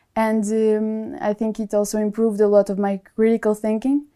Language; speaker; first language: English; non-native, fluent; Portuguese